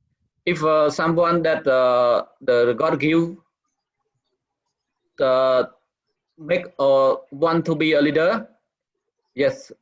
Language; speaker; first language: English; non-native, learner; Khmer